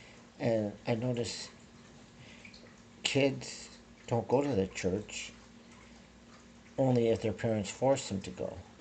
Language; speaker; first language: English; native; English